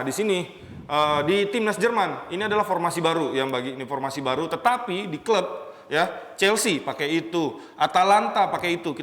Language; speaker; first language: Indonesian; native; Indonesian